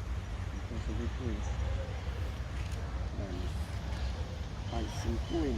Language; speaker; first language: Spanish; native; Spanish